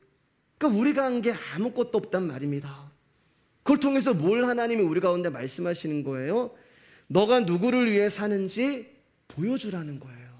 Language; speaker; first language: Korean; native; Korean